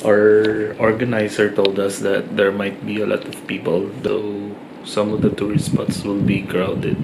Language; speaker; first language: English; non-native, local second language; Filipino